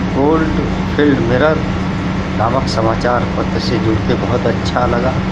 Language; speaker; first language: Hindi; native; Hindi